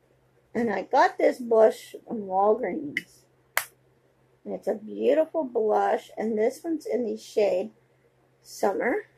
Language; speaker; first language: English; native; English